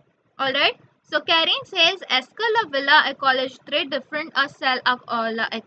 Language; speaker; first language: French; non-native, learner; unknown